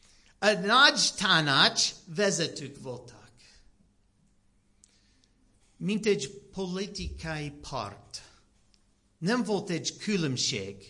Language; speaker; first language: Hungarian; non-native, learner; English